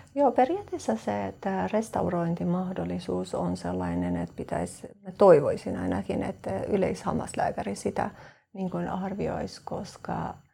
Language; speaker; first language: Finnish; non-native, fluent; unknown